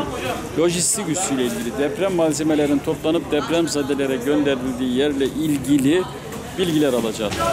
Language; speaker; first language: Turkish; native; Turkish